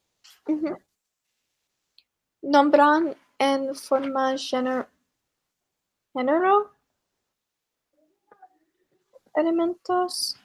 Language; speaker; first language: Spanish; non-native, learner; English